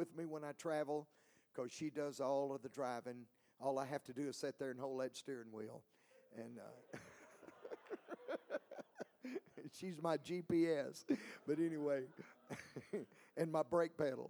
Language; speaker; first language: English; native; English